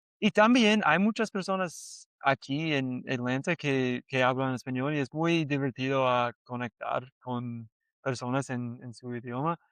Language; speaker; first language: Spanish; non-native, learner; English